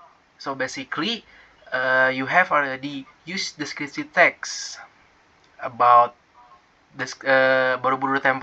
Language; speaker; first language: English; non-native, learner; Indonesian